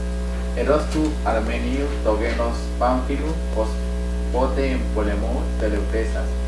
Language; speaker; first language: Greek; non-native, learner; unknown